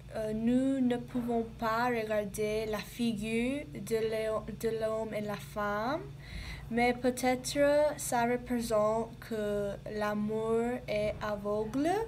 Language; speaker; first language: French; non-native, learner; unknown